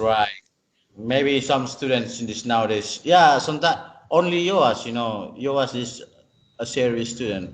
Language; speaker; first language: English; non-native, learner; Indonesian